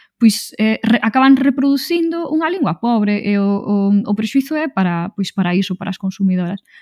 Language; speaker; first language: Galician; native; Galician